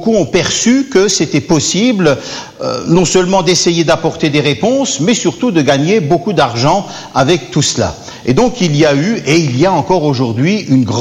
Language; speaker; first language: French; native; French